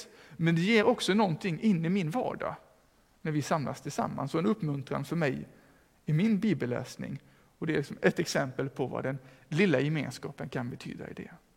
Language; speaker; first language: Swedish; native; Swedish